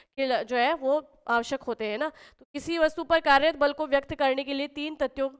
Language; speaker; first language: Hindi; native; Hindi